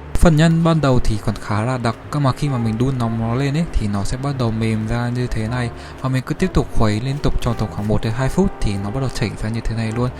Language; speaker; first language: Vietnamese; native; Vietnamese